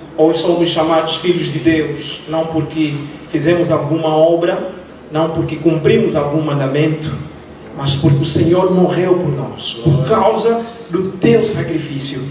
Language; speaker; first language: Portuguese; native; Portuguese